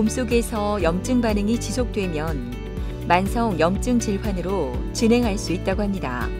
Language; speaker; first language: Korean; native; Korean